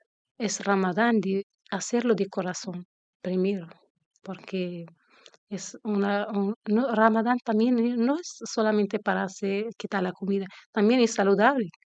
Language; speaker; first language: Spanish; non-native, learner; Arabic